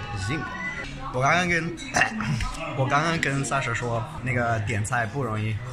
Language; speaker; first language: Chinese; non-native, fluent; English